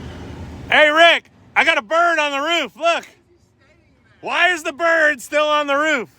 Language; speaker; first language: English; native; English